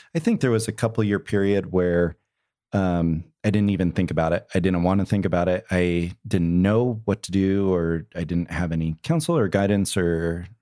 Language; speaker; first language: English; native; English